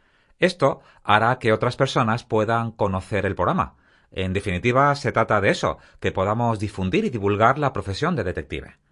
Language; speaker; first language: Spanish; native; Spanish